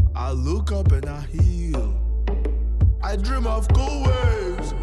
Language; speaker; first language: English; non-native, local second language; Yoruba